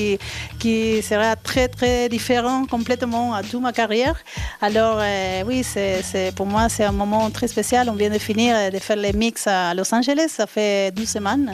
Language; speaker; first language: French; non-native, learner; Spanish